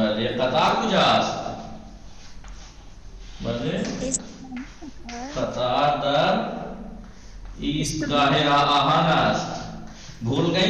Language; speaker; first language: Persian; non-native, fluent; Urdu